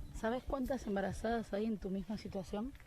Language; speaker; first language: Spanish; native; Spanish